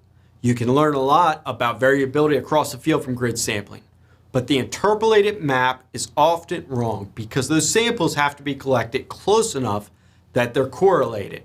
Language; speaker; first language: English; native; English